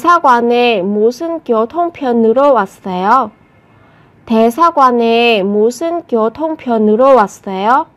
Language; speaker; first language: Korean; non-native, fluent; Vietnamese